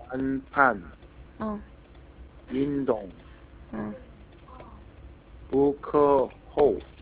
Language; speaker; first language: Chinese; non-native, learner; Korean